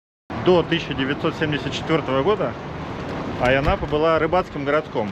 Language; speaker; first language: Russian; native; Russian